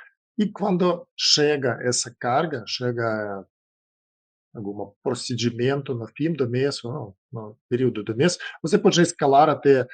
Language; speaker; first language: Portuguese; non-native, fluent; Russian